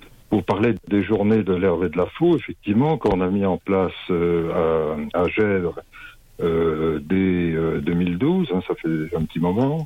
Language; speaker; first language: French; native; French